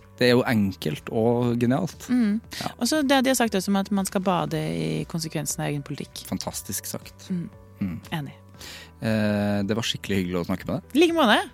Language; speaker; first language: Norwegian; native; Norwegian